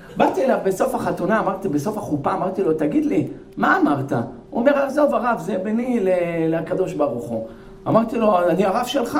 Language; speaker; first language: Hebrew; native; Hebrew